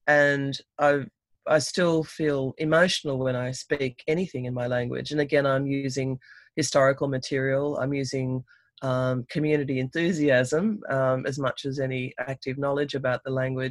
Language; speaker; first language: English; native; English